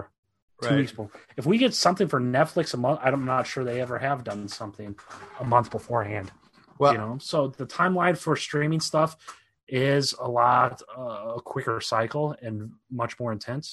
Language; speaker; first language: English; native; English